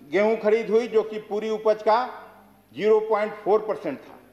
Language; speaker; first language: Hindi; native; Hindi